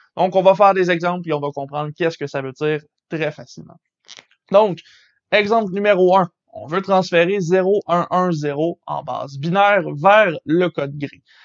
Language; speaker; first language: French; native; French